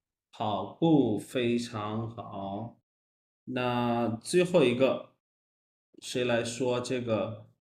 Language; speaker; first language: Chinese; non-native, fluent; Urdu